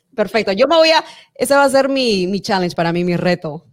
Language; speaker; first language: Spanish; native; Spanish